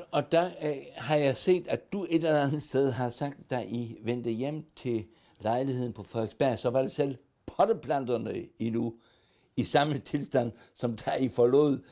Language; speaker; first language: Danish; non-native, local second language; German